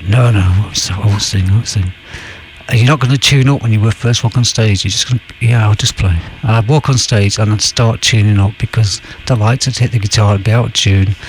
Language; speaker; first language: English; native; English